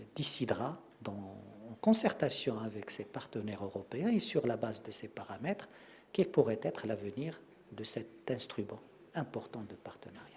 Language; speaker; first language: French; non-native, local second language; Arabic